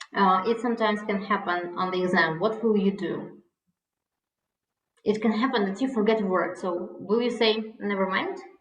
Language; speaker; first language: English; non-native, fluent; Russian